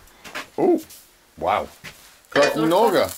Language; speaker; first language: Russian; non-native, learner; English